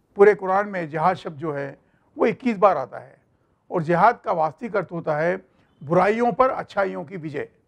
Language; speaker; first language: Hindi; non-native, local second language; Marathi